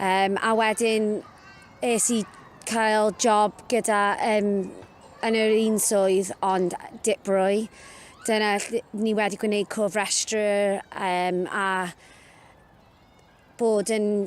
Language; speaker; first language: Welsh; non-native, local second language; English